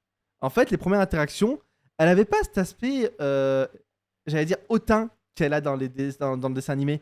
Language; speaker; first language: French; native; French